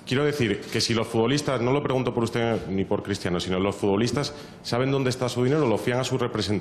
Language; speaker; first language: Spanish; native; Spanish